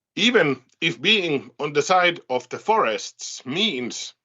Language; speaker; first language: English; non-native, fluent; Finnish